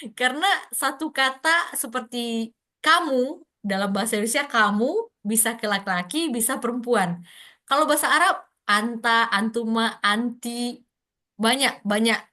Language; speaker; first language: Indonesian; native; Indonesian